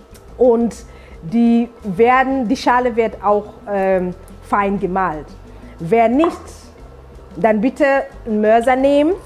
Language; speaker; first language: German; non-native, fluent; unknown